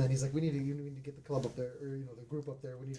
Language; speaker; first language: English; native; English